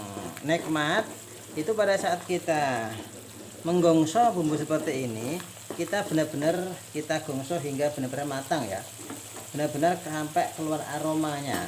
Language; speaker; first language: Indonesian; native; Indonesian